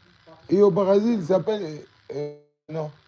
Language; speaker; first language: French; non-native, learner; Portuguese